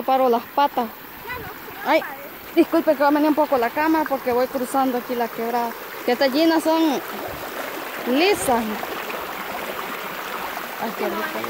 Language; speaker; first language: Spanish; native; Spanish